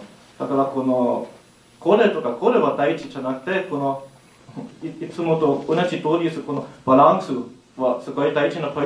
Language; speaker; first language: Japanese; non-native, learner; German